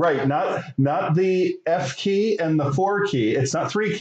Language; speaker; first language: English; native; English